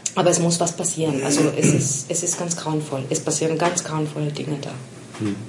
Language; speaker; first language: German; non-native, fluent; Spanish